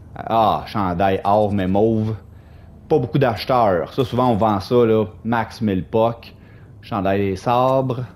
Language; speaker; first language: French; native; French